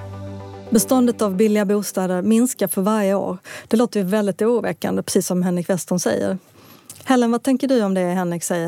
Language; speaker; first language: Swedish; native; Swedish